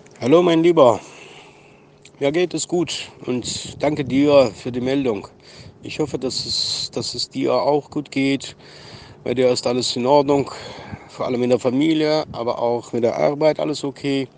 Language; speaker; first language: German; non-native, fluent; Armenian